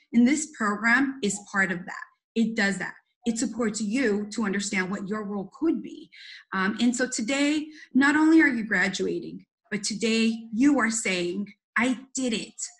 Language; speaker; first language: English; early bilingual, other home language; Spanish